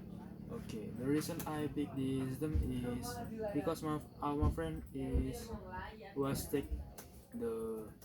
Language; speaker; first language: English; non-native, learner; Indonesian